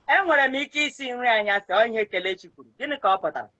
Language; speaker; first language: Igbo; native; Igbo